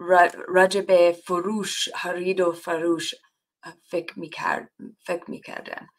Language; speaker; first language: Persian; non-native, fluent; English